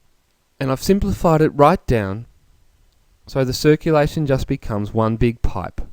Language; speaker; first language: English; native; English